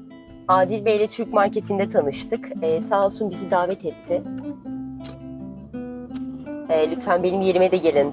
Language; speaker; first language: Turkish; native; Turkish